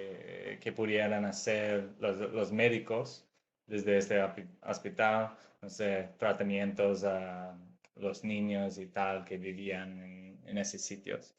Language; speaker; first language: Spanish; non-native, fluent; English